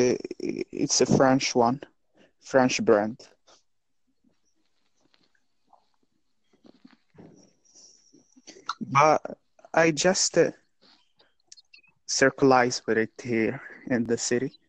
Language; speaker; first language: English; non-native, learner; Arabic